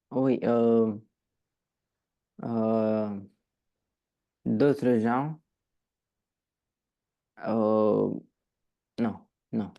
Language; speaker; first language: French; non-native, learner; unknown